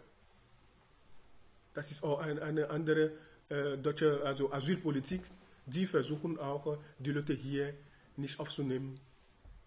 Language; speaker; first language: German; non-native, learner; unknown